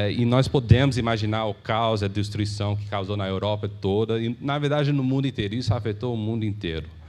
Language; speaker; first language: Portuguese; early bilingual, heritage; English